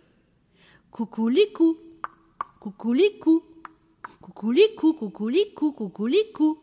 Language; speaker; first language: French; native; French